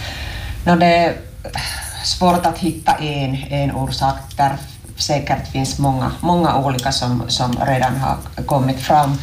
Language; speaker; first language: Swedish; non-native, local second language; Finnish